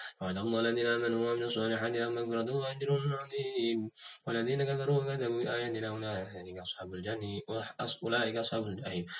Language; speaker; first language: Arabic; non-native, learner; Indonesian